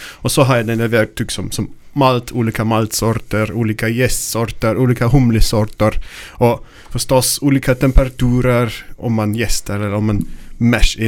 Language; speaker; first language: Swedish; non-native, learner; German